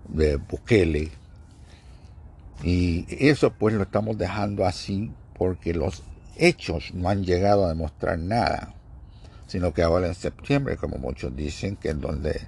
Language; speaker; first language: Spanish; native; Spanish